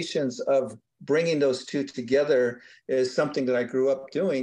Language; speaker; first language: English; native; English